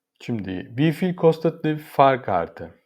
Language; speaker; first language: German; non-native, learner; Turkish